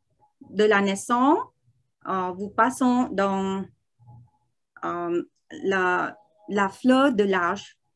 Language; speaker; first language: French; non-native, learner; Vietnamese